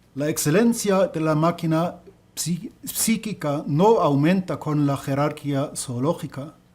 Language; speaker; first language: Spanish; non-native, learner; German